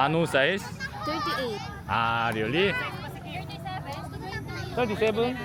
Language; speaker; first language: English; non-native, learner; Korean